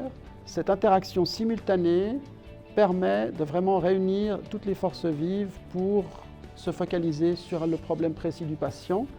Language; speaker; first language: French; native; French